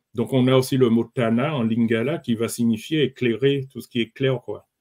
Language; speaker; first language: French; native; French